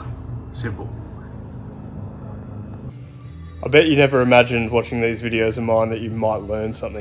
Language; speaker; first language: English; native; English